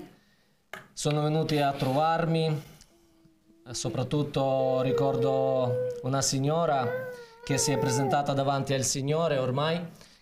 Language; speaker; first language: Italian; non-native, fluent; Ukrainian